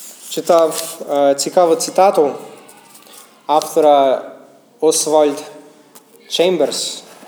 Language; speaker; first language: Ukrainian; non-native, fluent; English